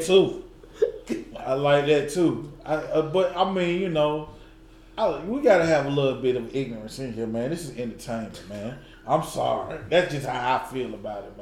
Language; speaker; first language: English; native; English